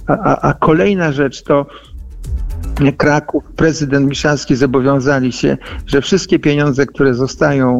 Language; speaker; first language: Polish; native; Polish